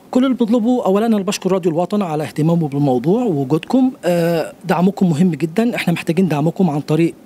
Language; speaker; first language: Arabic; native; Arabic